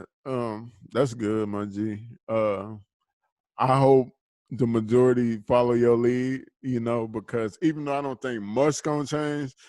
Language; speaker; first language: English; native; English